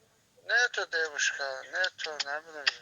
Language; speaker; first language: Russian; non-native, learner; Tajik